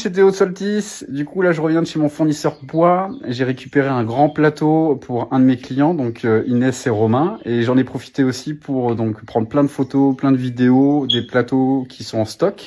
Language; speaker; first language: French; native; French